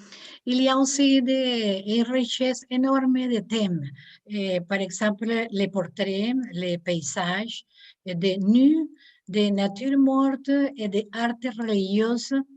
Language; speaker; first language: French; non-native, learner; Spanish